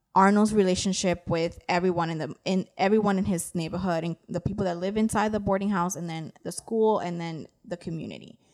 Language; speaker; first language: English; native; English